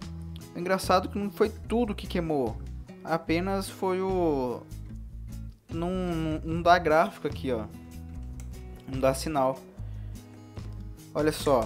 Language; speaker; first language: Portuguese; native; Portuguese